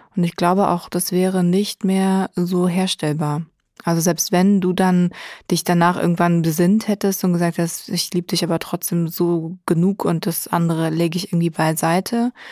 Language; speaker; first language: German; native; German